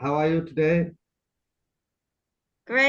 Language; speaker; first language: English; non-native, learner; Indonesian